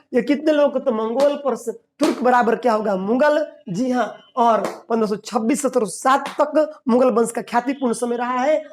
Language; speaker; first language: Hindi; native; Hindi